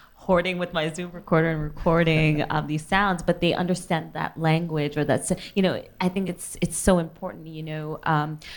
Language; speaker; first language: English; native; English